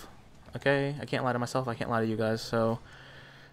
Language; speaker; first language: English; native; English